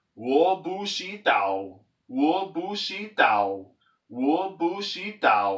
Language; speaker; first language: Chinese; non-native, learner; English